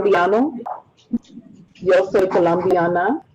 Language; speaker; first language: Spanish; non-native, learner; English